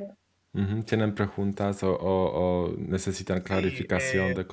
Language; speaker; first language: Spanish; non-native, fluent; Polish